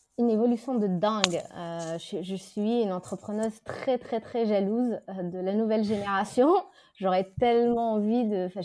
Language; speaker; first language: French; non-native, local second language; Arabic